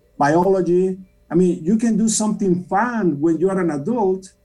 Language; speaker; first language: English; non-native, fluent; Spanish